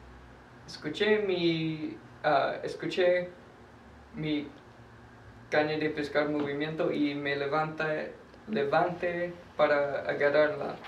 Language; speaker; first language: Spanish; non-native, learner; English